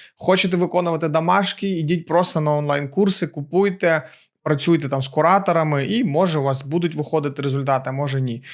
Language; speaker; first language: Ukrainian; non-native, local second language; Russian